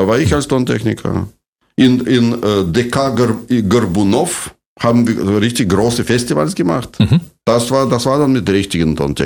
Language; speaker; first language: German; non-native, fluent; Russian